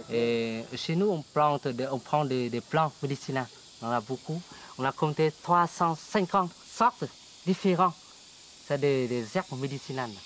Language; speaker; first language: French; non-native, fluent; Vietnamese